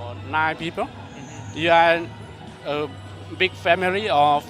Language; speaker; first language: English; non-native, learner; Hmong